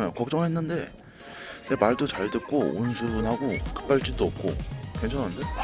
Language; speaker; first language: Korean; native; Korean